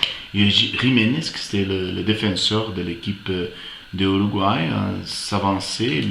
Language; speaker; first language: French; non-native, fluent; Portuguese